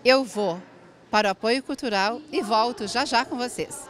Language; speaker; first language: Portuguese; native; Portuguese